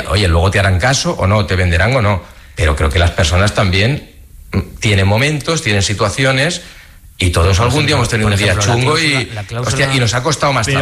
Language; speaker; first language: Spanish; native; Spanish